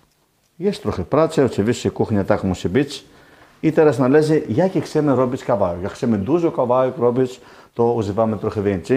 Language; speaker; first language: Polish; non-native, learner; Greek